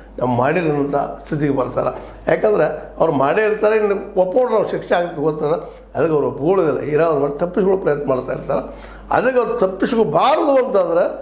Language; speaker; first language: Kannada; native; Kannada